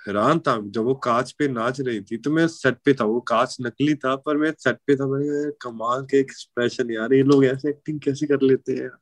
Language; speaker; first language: Hindi; non-native, local second language; Punjabi